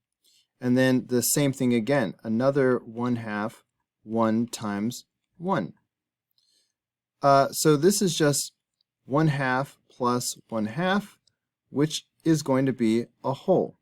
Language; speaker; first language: English; native; English